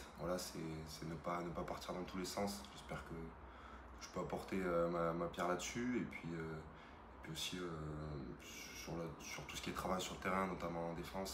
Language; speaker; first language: French; native; French